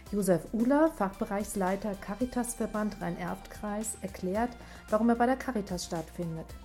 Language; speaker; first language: German; native; German